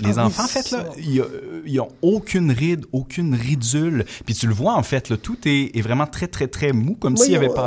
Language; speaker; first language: French; native; French